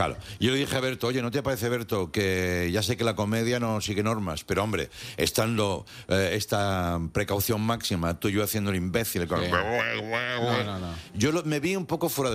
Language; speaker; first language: Spanish; native; Spanish